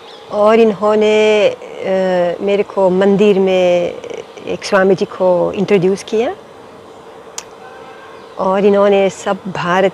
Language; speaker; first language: Hindi; non-native, fluent; Dutch